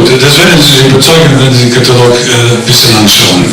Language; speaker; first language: German; non-native, fluent; Bulgarian